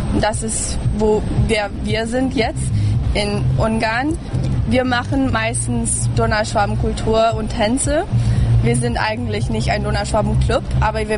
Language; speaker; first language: German; early bilingual, heritage; English